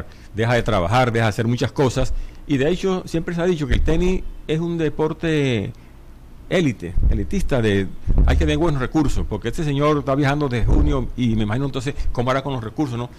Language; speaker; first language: Spanish; native; Spanish